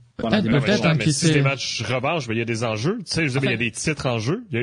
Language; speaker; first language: French; native; French